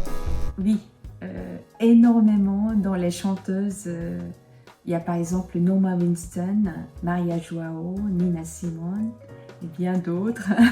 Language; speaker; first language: French; non-native, fluent; Korean